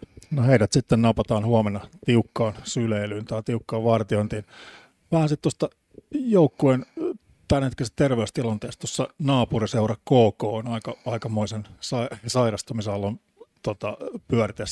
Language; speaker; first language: Finnish; native; Finnish